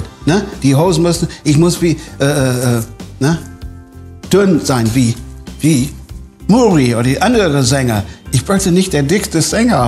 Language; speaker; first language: German; non-native, fluent; English